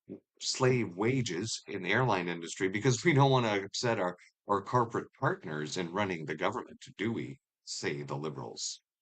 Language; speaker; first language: English; native; English